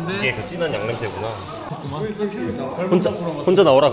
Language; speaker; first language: Korean; native; Korean